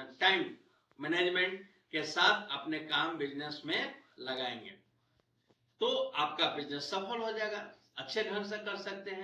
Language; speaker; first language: Hindi; native; Hindi